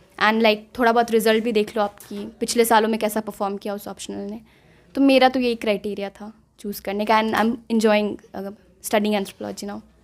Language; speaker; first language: Hindi; non-native, local second language; Assamese